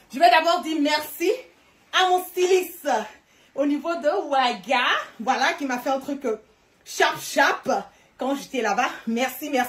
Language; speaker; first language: French; early bilingual, heritage; French